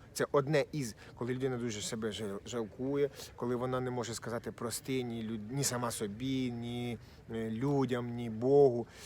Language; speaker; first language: Ukrainian; non-native, local second language; Russian